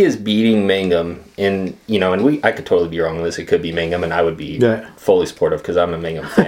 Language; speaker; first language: English; native; English